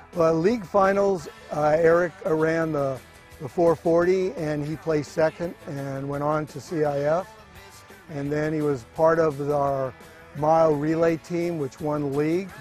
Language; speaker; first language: English; native; English